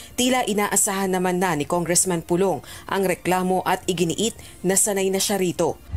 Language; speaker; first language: Filipino; native; Filipino